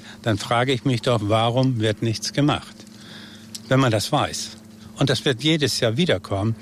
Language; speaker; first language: German; native; German